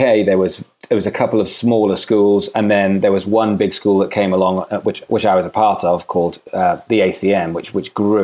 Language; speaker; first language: English; native; English